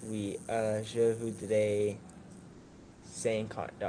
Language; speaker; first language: French; non-native, learner; English